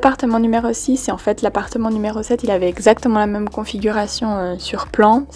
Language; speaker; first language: French; native; French